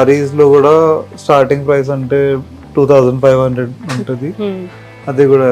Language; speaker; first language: Telugu; non-native, local second language; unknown